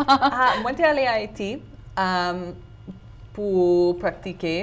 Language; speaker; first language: Haitian Creole; non-native, learner; English